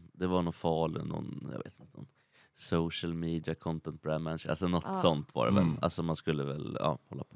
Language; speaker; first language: Swedish; native; Swedish